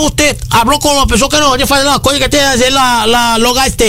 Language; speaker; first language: Spanish; non-native, learner; Portuguese